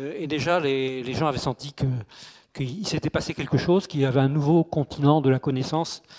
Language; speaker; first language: French; native; French